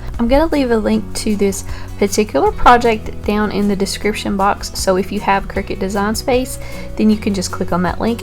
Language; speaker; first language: English; native; English